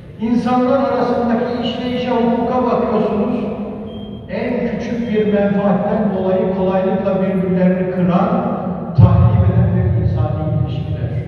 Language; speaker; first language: Turkish; native; Turkish